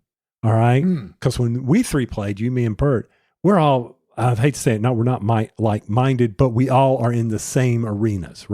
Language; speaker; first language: English; native; English